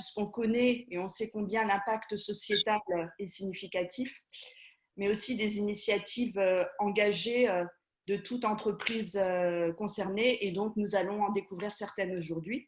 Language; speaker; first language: French; native; French